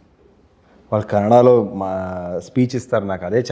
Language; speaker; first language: Telugu; non-native, learner; Kannada